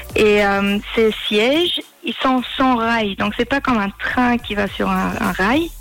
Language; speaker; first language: French; early bilingual, heritage; German